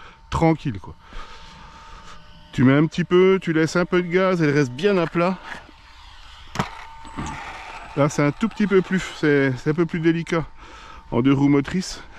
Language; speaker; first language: French; native; French